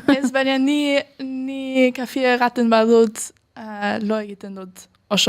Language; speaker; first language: Basque; early bilingual, heritage; Basque